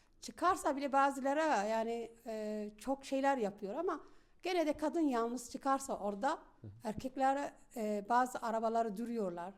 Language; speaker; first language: Turkish; non-native, learner; Arabic